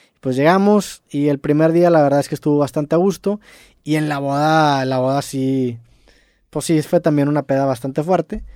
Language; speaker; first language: Spanish; native; Spanish